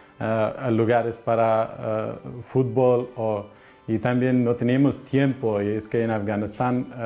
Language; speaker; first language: Spanish; non-native, learner; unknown